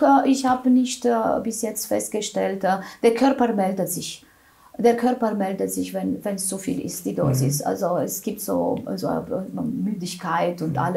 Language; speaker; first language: German; non-native, fluent; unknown